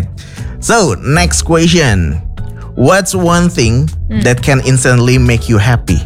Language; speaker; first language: English; non-native, fluent; Indonesian